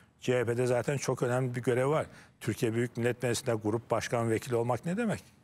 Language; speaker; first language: Turkish; native; Turkish